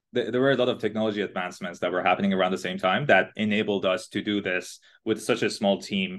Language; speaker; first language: English; non-native, fluent; Persian